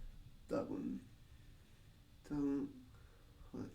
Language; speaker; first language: Japanese; non-native, learner; Spanish